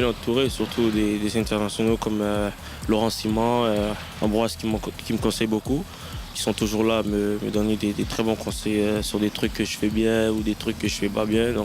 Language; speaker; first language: French; native; French